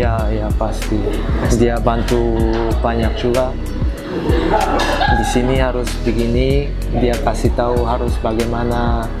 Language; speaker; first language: Indonesian; non-native, learner; Korean